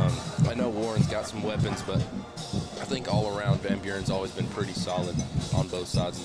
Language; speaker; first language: English; native; English